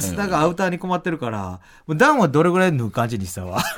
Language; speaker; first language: Japanese; native; Japanese